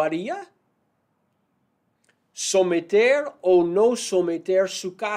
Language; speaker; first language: Spanish; non-native, fluent; English